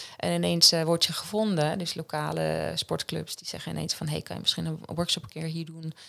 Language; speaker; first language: Dutch; non-native, fluent; Swiss German